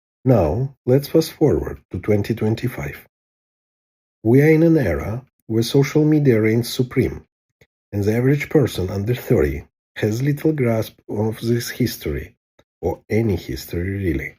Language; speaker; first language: English; non-native, fluent; Hebrew